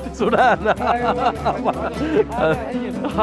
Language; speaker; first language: Arabic; non-native, learner; Malayalam